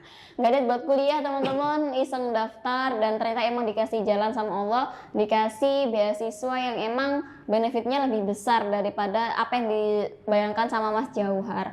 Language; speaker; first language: Indonesian; native; Indonesian